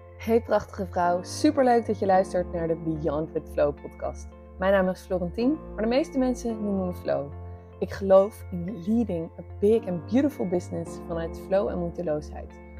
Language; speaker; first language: Dutch; native; Dutch